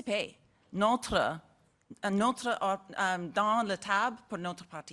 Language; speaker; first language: French; non-native, learner; English